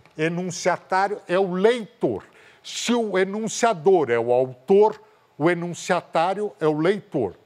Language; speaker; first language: Portuguese; native; Portuguese